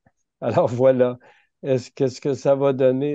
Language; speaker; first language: French; native; French